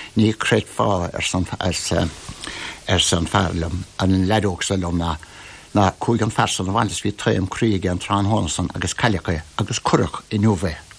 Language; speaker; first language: Irish; native; Irish